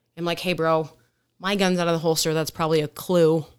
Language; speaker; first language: English; native; English